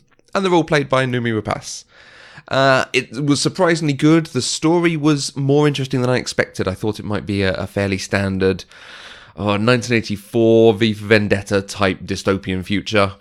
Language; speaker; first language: English; native; English